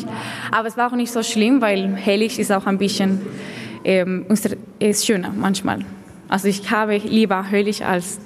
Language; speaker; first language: German; non-native, fluent; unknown